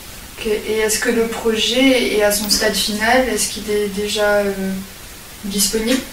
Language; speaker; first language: French; native; French